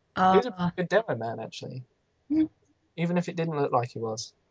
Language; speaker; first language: English; native; English